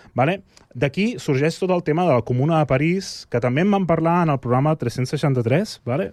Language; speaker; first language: Catalan; native; Catalan